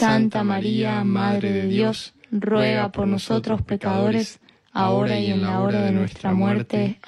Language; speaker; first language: Spanish; native; Spanish